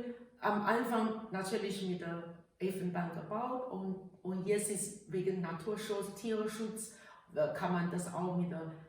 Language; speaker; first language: German; non-native, learner; Chinese